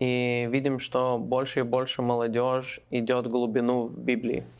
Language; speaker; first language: Russian; non-native, learner; Lithuanian